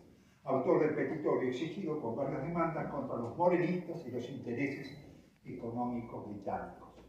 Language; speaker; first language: Spanish; native; Spanish